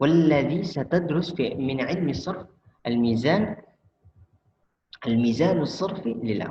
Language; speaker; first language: Arabic; non-native, fluent; Indonesian